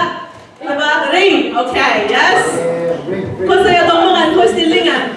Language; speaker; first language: Norwegian; non-native, fluent; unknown